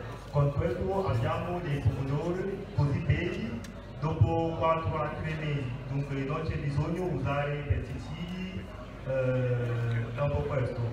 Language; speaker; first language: Italian; non-native, fluent; French